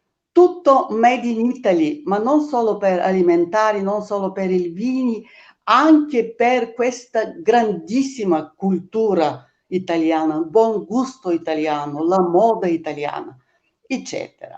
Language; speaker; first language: Italian; non-native, fluent; Bulgarian